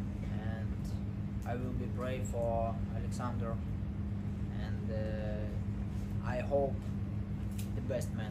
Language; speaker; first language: English; non-native, learner; Ukrainian